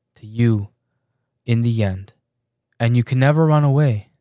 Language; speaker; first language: English; early bilingual, other home language; Persian